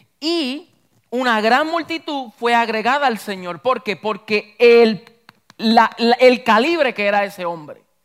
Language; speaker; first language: Spanish; early bilingual, heritage; Spanish